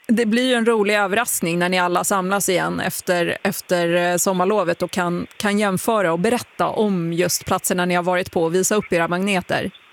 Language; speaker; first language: Swedish; native; Swedish